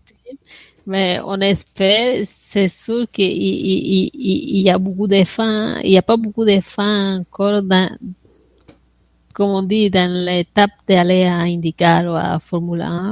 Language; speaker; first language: French; non-native, fluent; Spanish